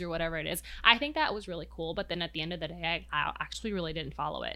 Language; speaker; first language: English; non-native, local second language; Filipino